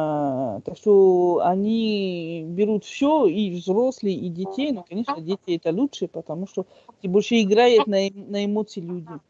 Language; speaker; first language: Russian; non-native, fluent; French